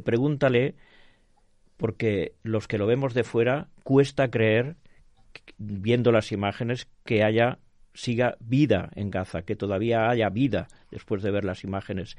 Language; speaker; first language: Spanish; native; Spanish